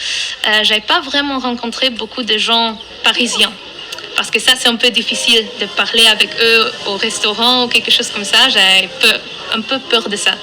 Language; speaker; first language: French; non-native, fluent; Dutch